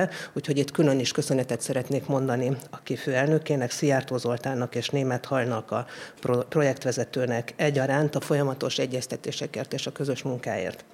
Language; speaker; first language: Hungarian; native; Hungarian